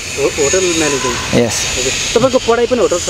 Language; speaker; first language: Nepali; native; Nepali